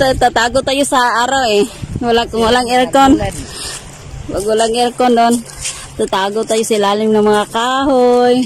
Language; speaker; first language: Filipino; non-native, local second language; Cebuano